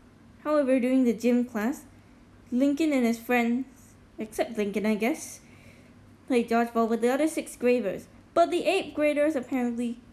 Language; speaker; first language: English; native; English